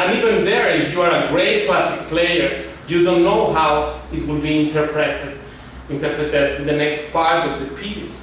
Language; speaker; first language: English; non-native, fluent; Spanish